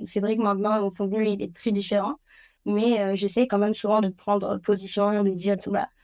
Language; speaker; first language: French; early bilingual, other home language; Spanish